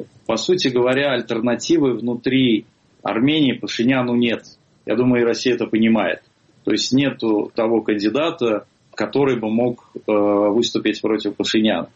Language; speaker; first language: Russian; native; Russian